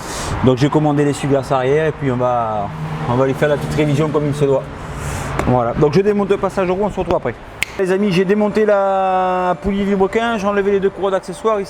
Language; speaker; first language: French; native; French